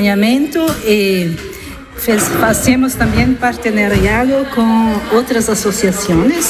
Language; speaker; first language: Spanish; non-native, learner; Italian